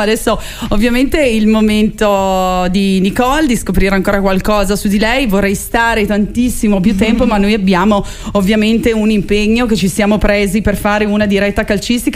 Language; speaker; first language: Italian; native; Italian